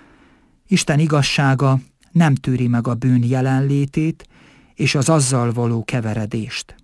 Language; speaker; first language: Hungarian; native; Hungarian